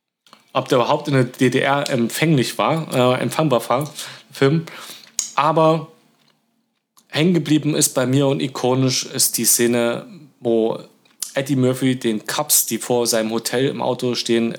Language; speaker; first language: German; native; German